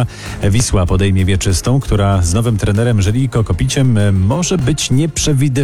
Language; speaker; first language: Polish; native; Polish